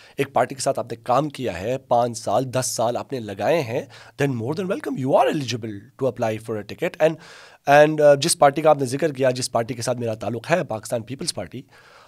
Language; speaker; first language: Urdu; non-native, local second language; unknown